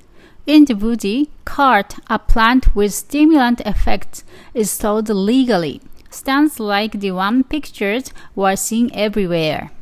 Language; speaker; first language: English; non-native, learner; Japanese